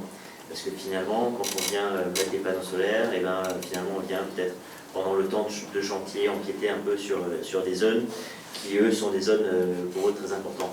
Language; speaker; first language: French; native; French